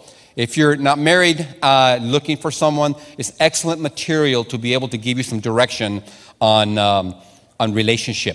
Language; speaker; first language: English; non-native, fluent; Spanish